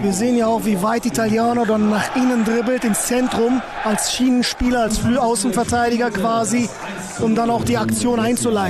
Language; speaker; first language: German; native; German